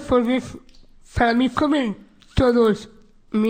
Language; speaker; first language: Spanish; non-native, local second language; Basque